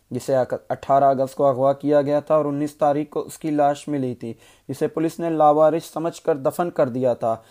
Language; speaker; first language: Urdu; non-native, local second language; Baluchi